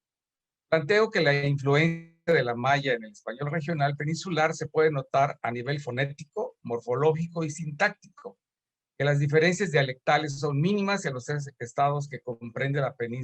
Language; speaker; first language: Spanish; native; Spanish